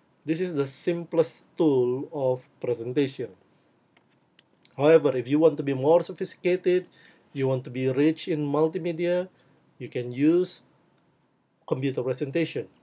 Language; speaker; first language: English; non-native, fluent; Indonesian